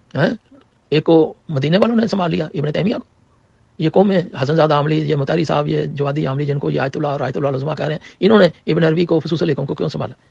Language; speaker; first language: Urdu; non-native, local second language; Punjabi